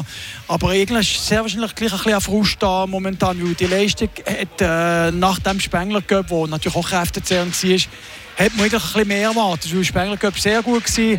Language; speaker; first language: German; native; German